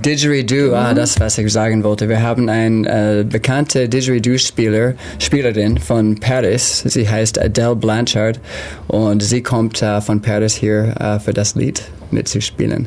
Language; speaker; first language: German; non-native, learner; English